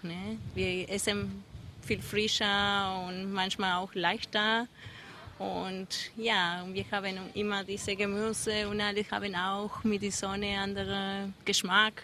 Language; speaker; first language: German; non-native, learner; Spanish